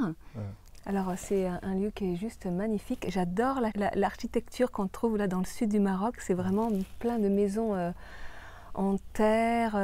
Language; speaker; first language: French; native; French